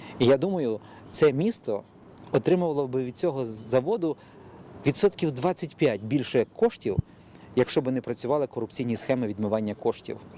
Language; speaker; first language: Ukrainian; native; Ukrainian